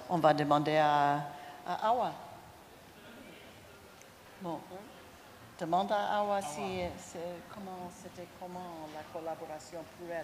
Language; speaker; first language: French; non-native, fluent; English